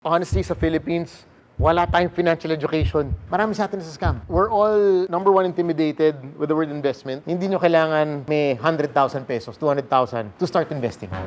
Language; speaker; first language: Filipino; native; Filipino